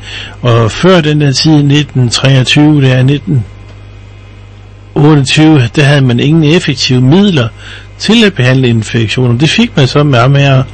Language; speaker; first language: Danish; native; Danish